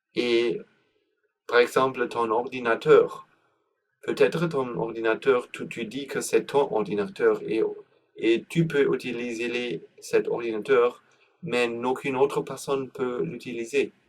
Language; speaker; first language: French; non-native, learner; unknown